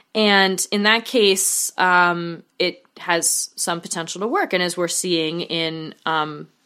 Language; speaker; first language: English; native; English